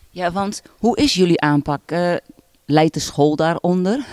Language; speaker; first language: Dutch; native; Dutch